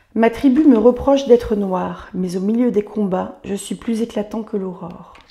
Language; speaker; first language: French; native; French